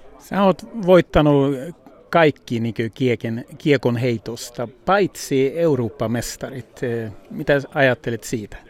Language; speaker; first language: Finnish; early bilingual, heritage; Finnish